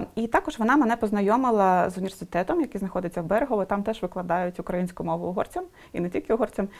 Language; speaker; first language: Ukrainian; non-native, local second language; Russian